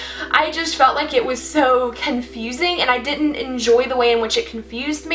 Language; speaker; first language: English; native; English